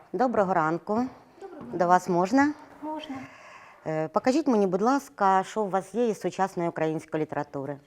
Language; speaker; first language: Ukrainian; non-native, local second language; Russian